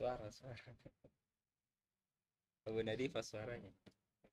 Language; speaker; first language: Indonesian; native; Indonesian